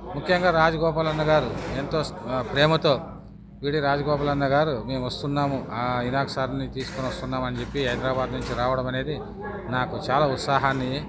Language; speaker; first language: Telugu; native; Telugu